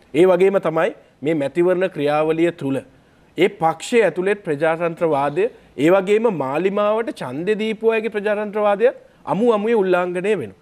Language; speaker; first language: Sinhala; native; Sinhala